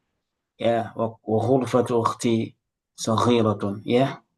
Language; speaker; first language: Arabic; non-native, fluent; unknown